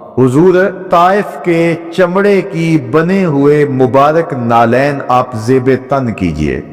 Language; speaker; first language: Urdu; non-native, local second language; Punjabi